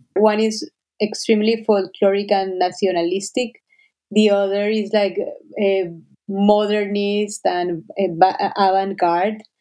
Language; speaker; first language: English; non-native, fluent; Spanish